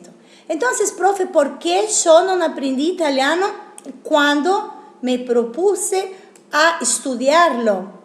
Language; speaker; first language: Spanish; non-native, fluent; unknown